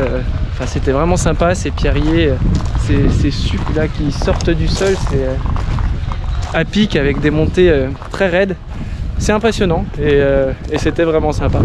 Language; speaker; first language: French; native; French